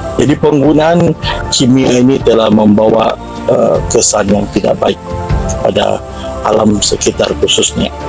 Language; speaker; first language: Malay; non-native, local second language; Central Dusun